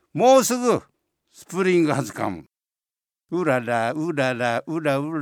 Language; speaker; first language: Japanese; native; Japanese